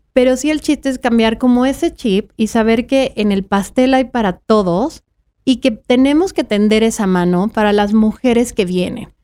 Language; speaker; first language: Spanish; native; Spanish